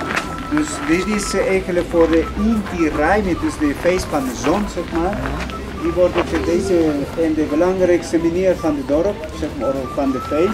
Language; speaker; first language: Dutch; non-native, fluent; Spanish